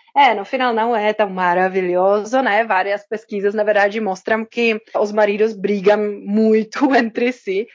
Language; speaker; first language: Portuguese; non-native, fluent; Czech